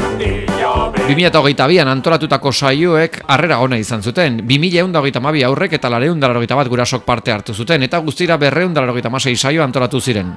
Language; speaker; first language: Basque; native; Basque